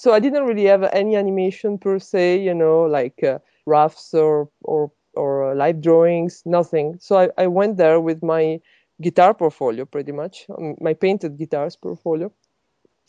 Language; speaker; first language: English; non-native, fluent; Italian